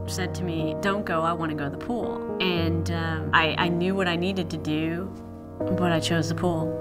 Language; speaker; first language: English; native; English